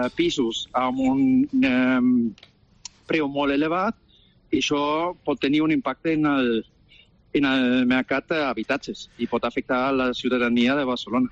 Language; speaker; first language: Catalan; non-native, fluent; German